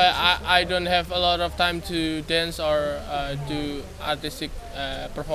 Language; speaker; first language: English; non-native, fluent; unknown